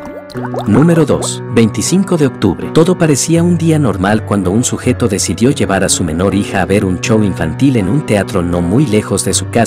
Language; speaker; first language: Spanish; native; Spanish